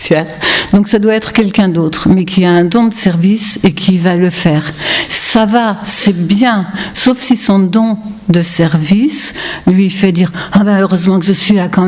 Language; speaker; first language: French; native; French